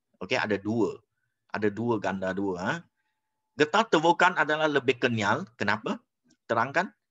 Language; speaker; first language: Malay; non-native, local second language; Chinese